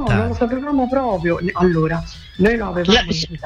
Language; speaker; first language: Italian; native; Italian